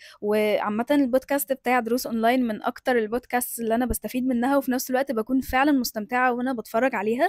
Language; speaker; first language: Arabic; native; Arabic